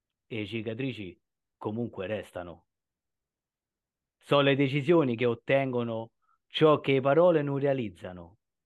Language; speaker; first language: Italian; native; Italian